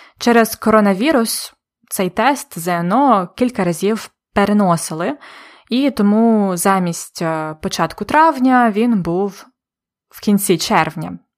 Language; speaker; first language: Ukrainian; native; Ukrainian